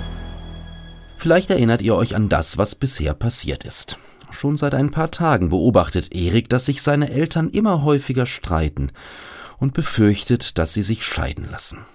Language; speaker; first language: German; native; German